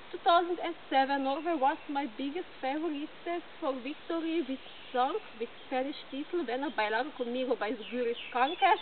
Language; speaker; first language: English; non-native, learner; Slovenian